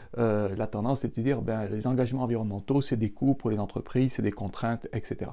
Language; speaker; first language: French; native; French